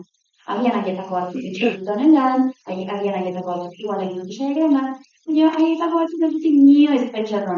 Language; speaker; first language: Basque; native; Basque